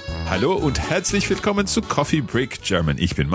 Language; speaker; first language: German; non-native, learner; English